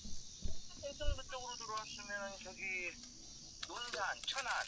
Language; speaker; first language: Korean; native; Korean